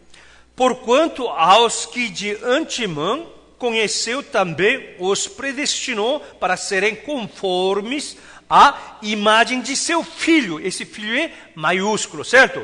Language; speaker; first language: Portuguese; non-native, fluent; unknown